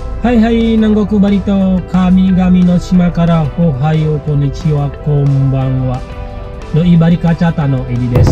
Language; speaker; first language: Japanese; non-native, fluent; Indonesian